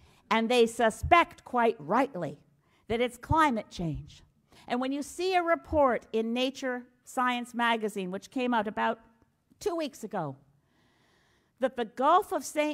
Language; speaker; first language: English; native; English